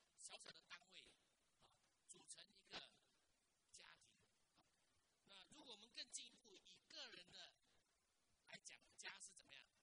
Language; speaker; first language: Chinese; native; Chinese